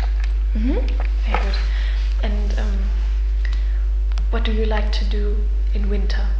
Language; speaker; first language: English; non-native, fluent; German